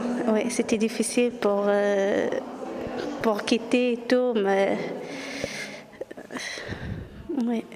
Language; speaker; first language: French; non-native, learner; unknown